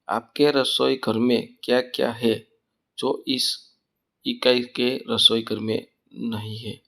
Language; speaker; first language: Hindi; non-native, local second language; Gujarati